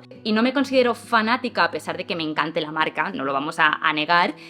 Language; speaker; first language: Spanish; native; Spanish